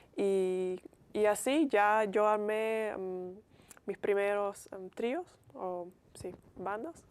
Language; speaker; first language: Spanish; non-native, fluent; Bulgarian